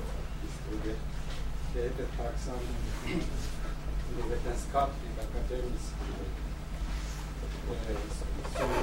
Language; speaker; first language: Swedish; non-native, fluent; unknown